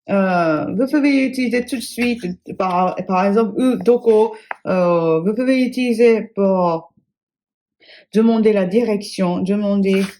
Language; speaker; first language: French; non-native, fluent; Japanese